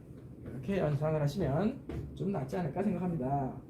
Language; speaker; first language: Korean; native; Korean